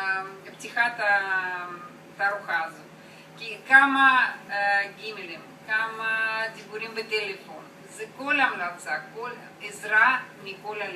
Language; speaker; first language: Hebrew; non-native, learner; Russian